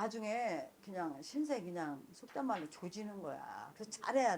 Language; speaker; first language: Korean; native; Korean